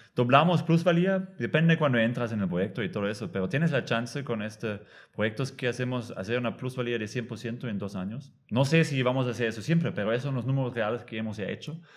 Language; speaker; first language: Spanish; non-native, fluent; German